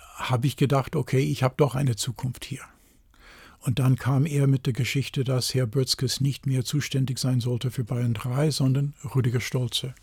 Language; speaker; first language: German; non-native, fluent; English